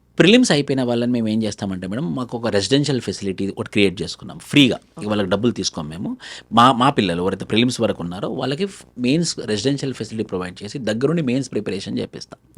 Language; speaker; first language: Telugu; native; Telugu